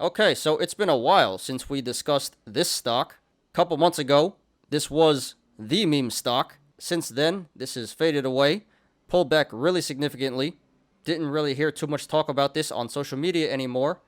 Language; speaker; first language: English; native; English